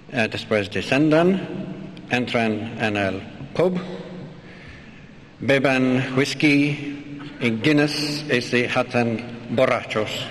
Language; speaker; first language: Spanish; non-native, learner; English